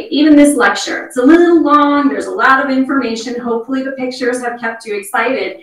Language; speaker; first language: English; native; English